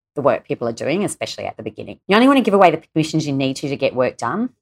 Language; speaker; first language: English; native; English